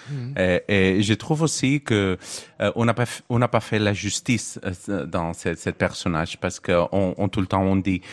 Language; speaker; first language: French; non-native, learner; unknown